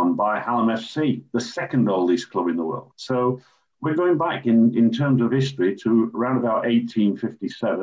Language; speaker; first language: English; native; English